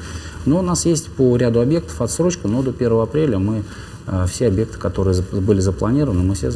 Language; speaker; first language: Russian; native; Russian